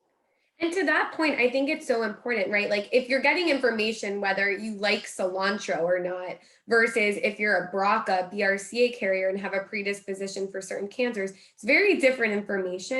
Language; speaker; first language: English; native; English